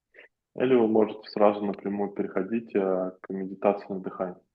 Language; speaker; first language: Russian; native; Russian